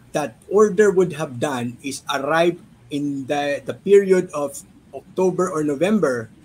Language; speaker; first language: English; non-native, local second language; Filipino